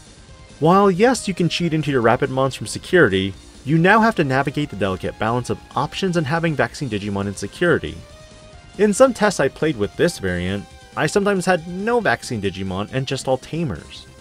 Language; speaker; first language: English; native; English